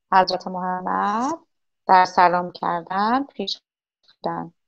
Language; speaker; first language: Persian; native; Persian